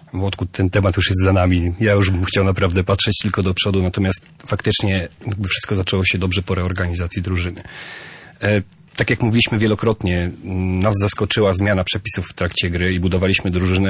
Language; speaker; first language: Polish; native; Polish